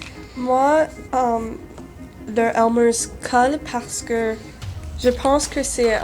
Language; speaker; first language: French; non-native, local second language; English